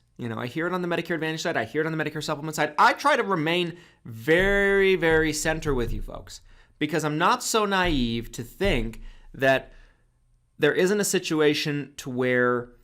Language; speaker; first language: English; native; English